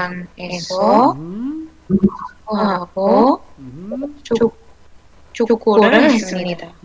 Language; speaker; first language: Korean; non-native, learner; Indonesian